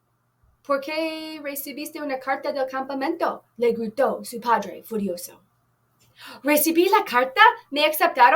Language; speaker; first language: Spanish; non-native, fluent; English